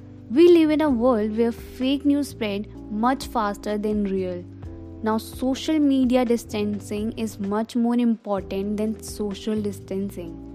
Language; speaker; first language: English; non-native, local second language; Hindi